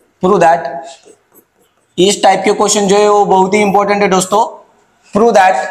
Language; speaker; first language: Hindi; non-native, local second language; Marathi